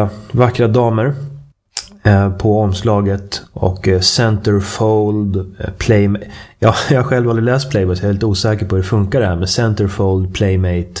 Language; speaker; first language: Swedish; native; Swedish